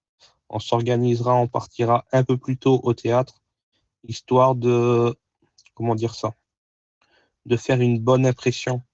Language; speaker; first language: French; native; French